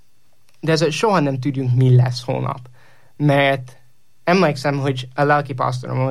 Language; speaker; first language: Hungarian; non-native, learner; English